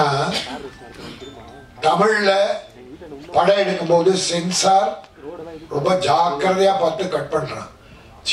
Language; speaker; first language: Tamil; native; Tamil